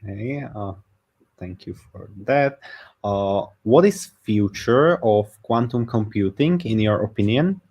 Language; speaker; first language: English; non-native, fluent; Slovak